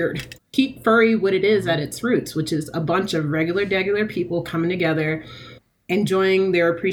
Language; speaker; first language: English; native; English